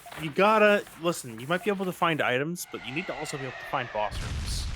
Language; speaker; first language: English; native; English